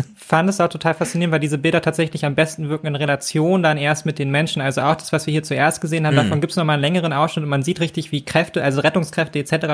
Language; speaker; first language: German; native; German